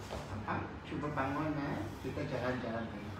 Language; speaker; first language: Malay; non-native, local second language; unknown